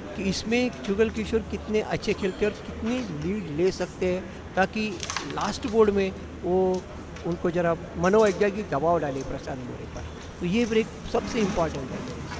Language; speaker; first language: Hindi; non-native, local second language; Marathi